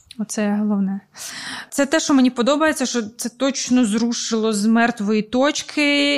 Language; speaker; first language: Ukrainian; non-native, local second language; Russian